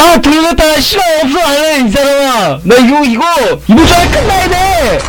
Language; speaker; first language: Korean; native; Korean